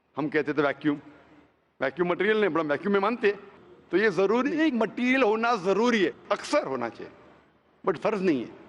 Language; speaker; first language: Hindi; non-native, local second language; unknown